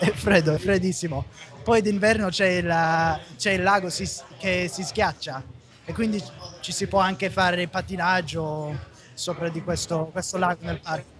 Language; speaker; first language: Italian; non-native, fluent; English